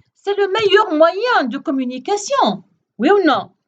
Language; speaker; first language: French; non-native, local second language; Arabic